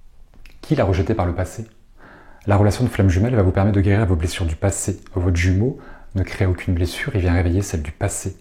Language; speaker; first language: French; native; French